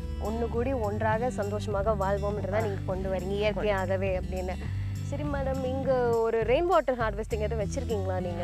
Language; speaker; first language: Tamil; native; Tamil